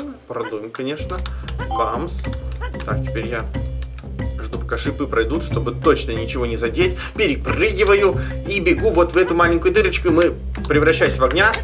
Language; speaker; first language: Russian; native; Russian